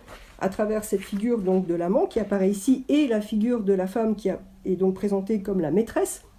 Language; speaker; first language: French; native; French